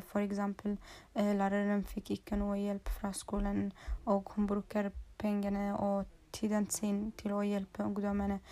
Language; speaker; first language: Swedish; non-native, learner; Norwegian